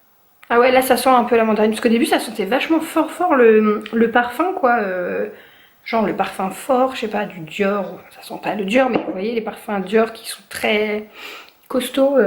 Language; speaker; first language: French; native; French